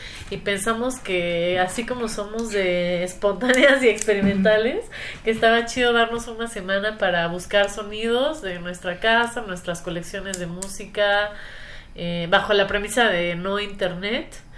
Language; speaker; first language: Spanish; native; Spanish